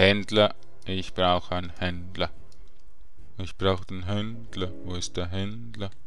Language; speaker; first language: German; native; German